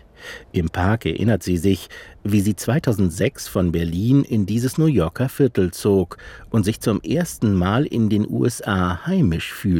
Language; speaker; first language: German; native; German